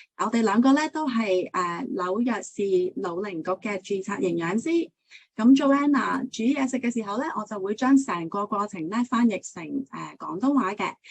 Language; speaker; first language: Cantonese; early bilingual, heritage; Cantonese